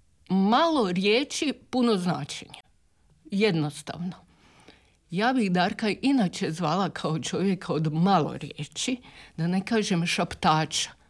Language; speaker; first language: Serbian; native; Serbian